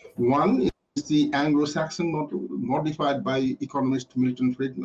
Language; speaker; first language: English; non-native, local second language; Bangla